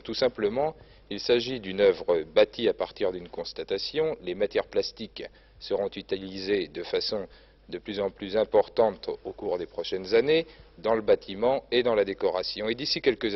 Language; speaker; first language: French; native; French